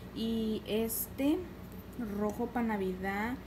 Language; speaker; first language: Spanish; early bilingual, heritage; Spanish